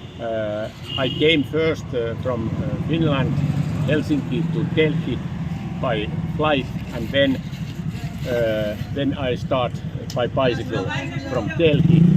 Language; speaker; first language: English; non-native, learner; Finnish